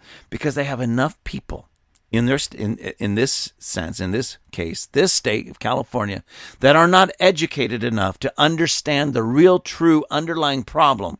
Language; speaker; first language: English; native; English